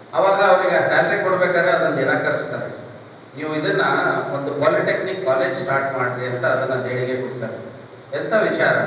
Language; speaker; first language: Kannada; native; Kannada